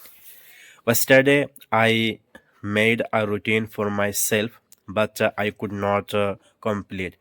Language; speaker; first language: English; non-native, learner; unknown